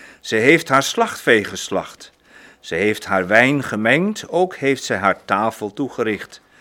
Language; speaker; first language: Dutch; native; Dutch